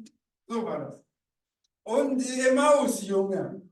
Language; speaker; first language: German; non-native, learner; Rundi